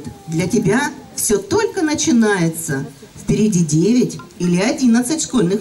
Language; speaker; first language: Russian; native; Russian